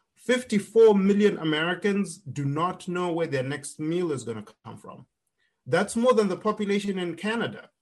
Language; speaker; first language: English; non-native, local second language; Shona